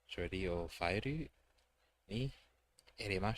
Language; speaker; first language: Japanese; non-native, learner; English